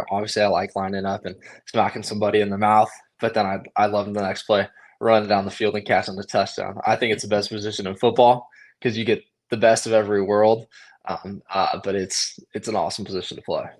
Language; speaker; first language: English; native; English